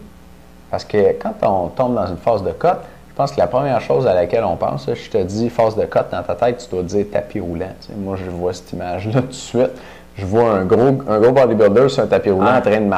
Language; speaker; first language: French; native; French